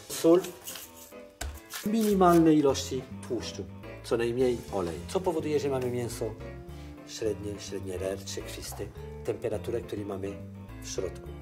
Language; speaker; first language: Polish; non-native, fluent; French